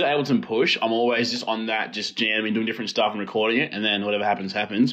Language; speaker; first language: English; native; English